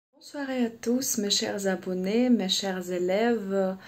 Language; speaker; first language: French; non-native, fluent; Russian